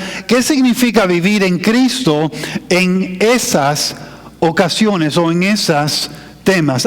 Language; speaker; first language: Spanish; non-native, fluent; English